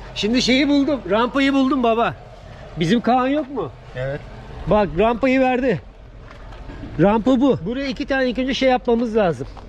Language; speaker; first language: Turkish; native; Turkish